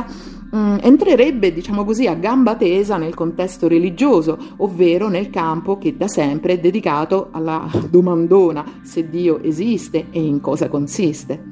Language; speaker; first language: Italian; native; Italian